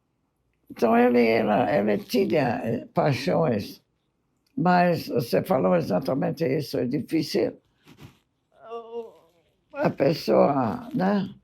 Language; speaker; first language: Portuguese; non-native, fluent; English